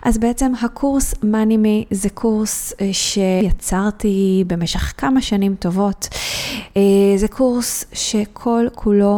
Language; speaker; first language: Hebrew; native; Hebrew